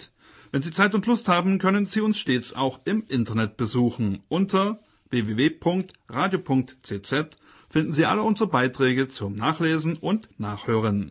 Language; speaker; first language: German; native; German